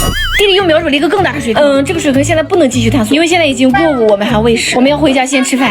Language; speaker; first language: Chinese; native; Chinese